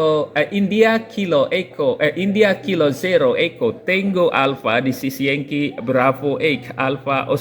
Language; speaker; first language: English; non-native, local second language; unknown